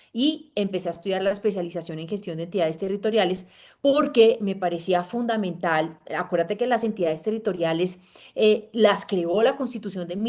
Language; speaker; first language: Spanish; native; Spanish